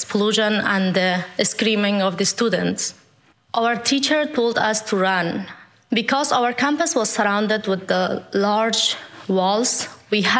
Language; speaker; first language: English; non-native, fluent; Persian